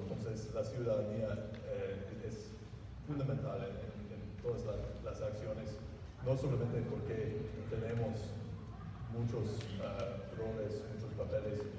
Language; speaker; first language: Spanish; non-native, fluent; English